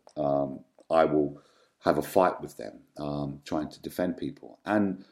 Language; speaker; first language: English; native; English